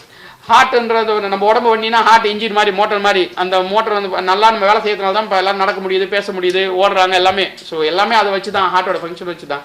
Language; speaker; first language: Tamil; native; Tamil